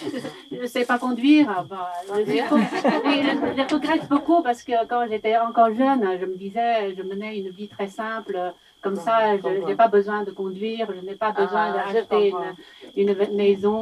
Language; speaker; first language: French; non-native, learner; Chinese